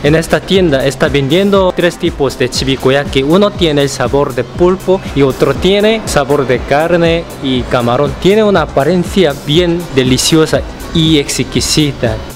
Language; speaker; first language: Spanish; non-native, fluent; Korean